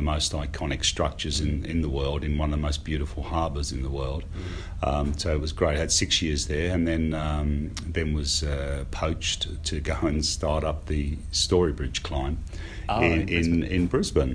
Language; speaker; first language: English; native; English